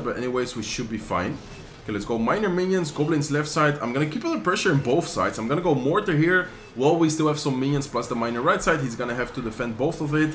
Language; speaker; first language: English; non-native, fluent; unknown